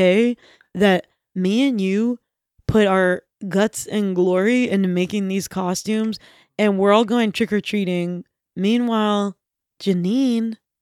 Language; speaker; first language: English; native; English